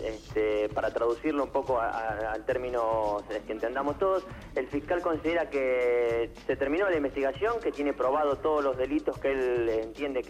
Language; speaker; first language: Spanish; native; Spanish